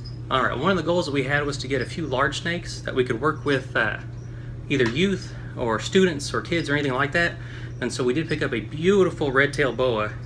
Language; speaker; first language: English; native; English